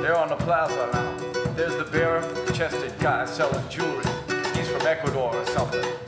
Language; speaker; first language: English; native; English